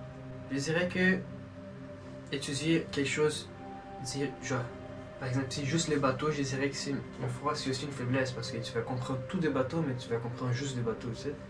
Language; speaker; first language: French; non-native, fluent; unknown